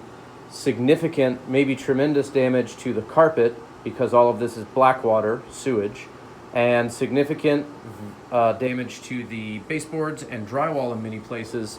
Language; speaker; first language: English; native; English